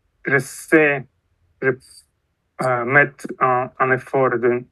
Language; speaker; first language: French; non-native, fluent; Russian